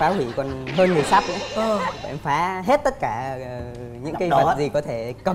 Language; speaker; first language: Vietnamese; native; Vietnamese